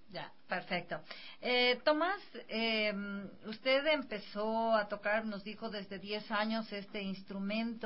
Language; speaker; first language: Spanish; native; Spanish